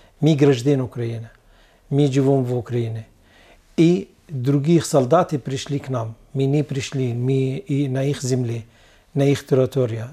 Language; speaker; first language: Russian; non-native, learner; Arabic